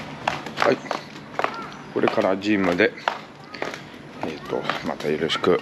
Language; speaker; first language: Japanese; non-native, learner; Portuguese